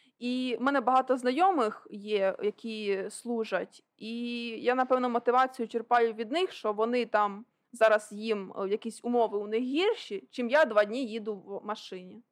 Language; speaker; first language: Ukrainian; native; Ukrainian